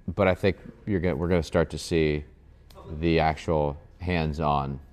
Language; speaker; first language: English; native; English